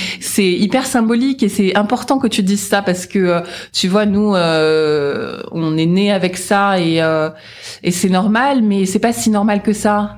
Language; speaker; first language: French; native; French